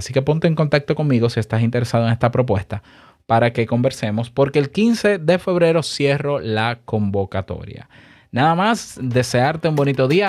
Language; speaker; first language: Spanish; native; Spanish